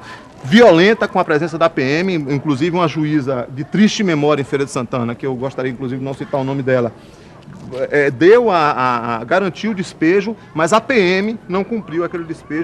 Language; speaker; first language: Portuguese; native; Portuguese